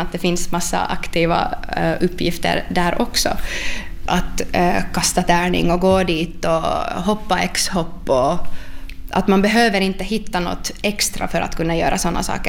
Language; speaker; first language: Swedish; non-native, local second language; Finnish